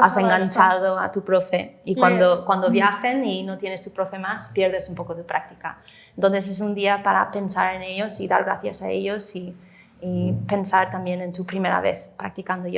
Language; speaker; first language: Spanish; non-native, fluent; English